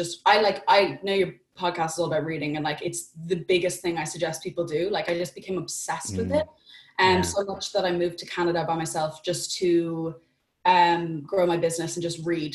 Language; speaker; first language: English; native; English